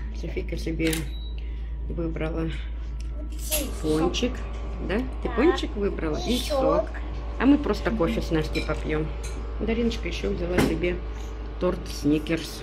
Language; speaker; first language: Russian; native; Russian